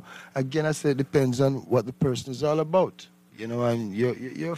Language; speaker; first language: English; non-native, local second language; Jamaican Creole English